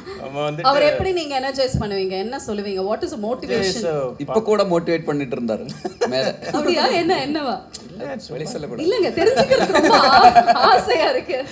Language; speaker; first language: Tamil; non-native, learner; Malayalam